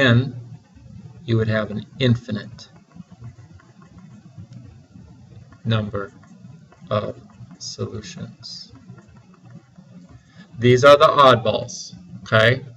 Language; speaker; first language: English; native; English